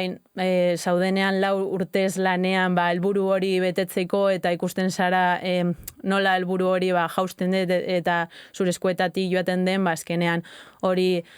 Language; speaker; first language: Basque; native; Basque